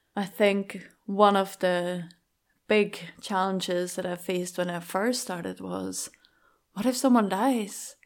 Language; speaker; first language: English; non-native, fluent; Swiss German